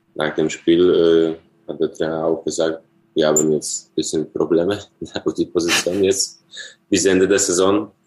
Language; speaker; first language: German; non-native, fluent; Polish